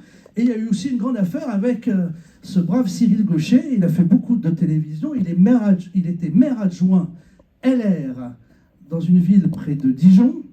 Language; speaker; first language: French; native; French